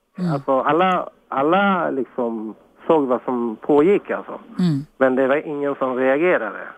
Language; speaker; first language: Swedish; non-native, fluent; Spanish